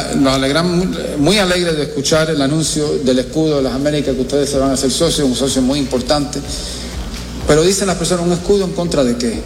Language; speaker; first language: Spanish; early bilingual, heritage; Spanish